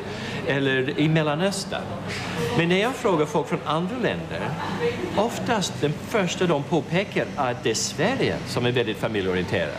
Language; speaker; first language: Swedish; non-native, fluent; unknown